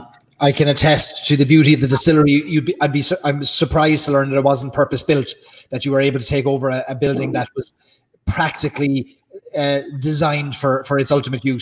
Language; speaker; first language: English; native; English